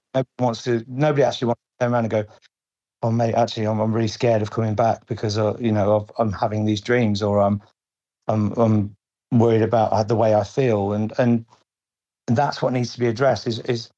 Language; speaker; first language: English; native; English